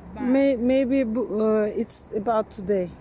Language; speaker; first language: English; non-native, learner; Turkish